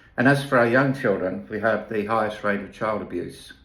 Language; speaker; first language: English; native; English